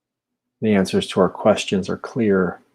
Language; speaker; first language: English; native; English